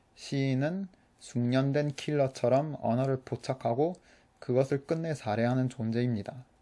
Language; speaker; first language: Korean; non-native, fluent; English